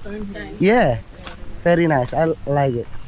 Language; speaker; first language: English; non-native, learner; Indonesian